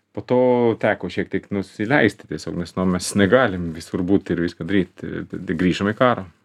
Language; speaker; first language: Lithuanian; non-native, fluent; Swedish